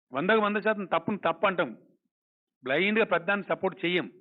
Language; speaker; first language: Telugu; native; Telugu